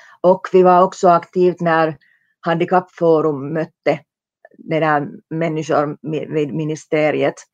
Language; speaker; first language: Swedish; non-native, local second language; Finnish